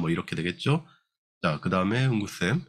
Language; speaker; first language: Korean; native; Korean